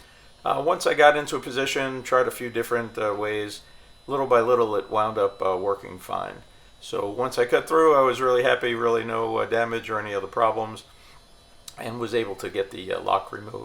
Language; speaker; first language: English; native; English